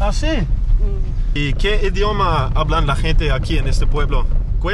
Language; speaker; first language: Spanish; non-native, learner; English